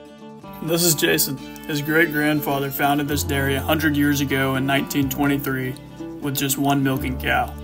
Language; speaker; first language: English; native; English